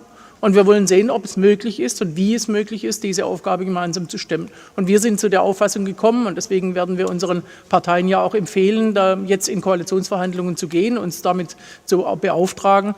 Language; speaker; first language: German; native; German